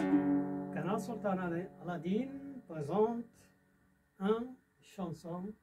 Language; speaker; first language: French; non-native, learner; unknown